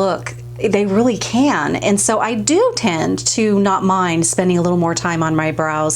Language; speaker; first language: English; native; English